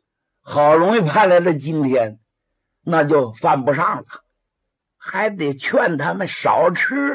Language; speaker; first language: Chinese; native; Chinese